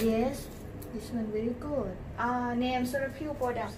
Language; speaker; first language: English; non-native, learner; Thai